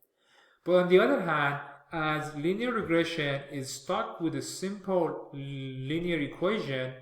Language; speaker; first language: English; non-native, fluent; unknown